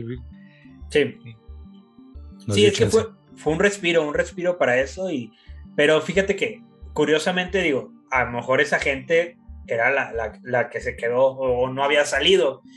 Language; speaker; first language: Spanish; native; Spanish